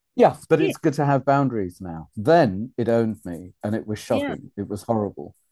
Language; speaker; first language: English; native; English